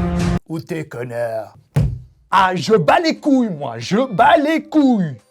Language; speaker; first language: French; native; French